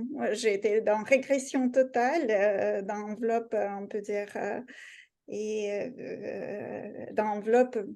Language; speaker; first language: French; non-native, fluent; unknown